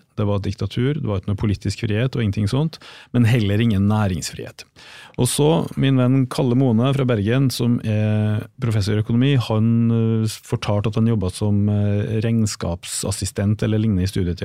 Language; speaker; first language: Norwegian; native; Norwegian